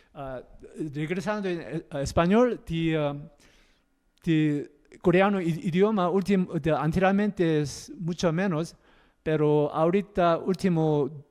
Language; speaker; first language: Spanish; non-native, learner; Korean